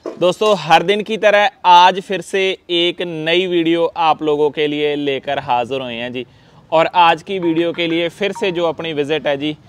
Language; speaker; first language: Hindi; non-native, local second language; Punjabi